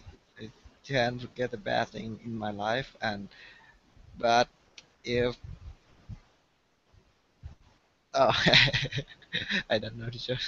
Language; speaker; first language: English; non-native, learner; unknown